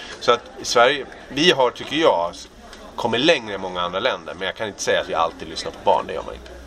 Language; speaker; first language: Swedish; native; Swedish